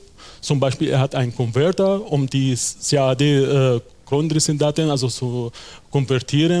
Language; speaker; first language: German; non-native, fluent; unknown